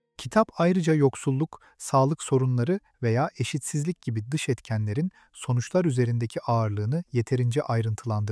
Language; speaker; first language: Turkish; native; Turkish